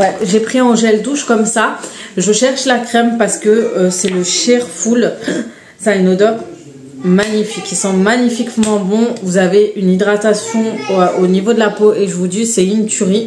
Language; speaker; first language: French; native; French